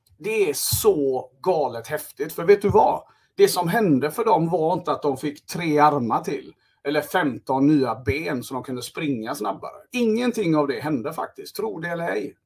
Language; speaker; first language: Swedish; early bilingual, other home language; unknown